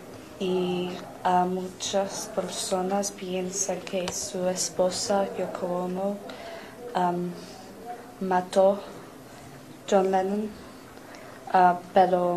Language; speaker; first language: Spanish; non-native, learner; English